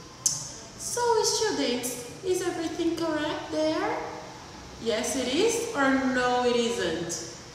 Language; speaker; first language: English; non-native, fluent; Portuguese